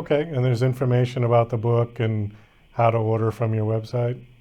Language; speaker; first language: English; native; English